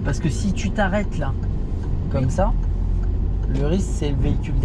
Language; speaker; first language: French; native; French